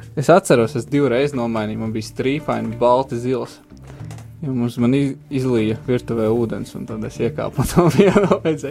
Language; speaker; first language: Latvian; native; Latvian